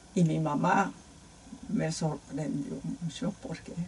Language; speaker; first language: Spanish; native; Spanish